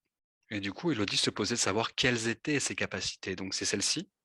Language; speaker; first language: French; native; French